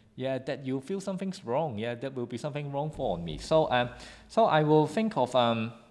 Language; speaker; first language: English; non-native, local second language; Cantonese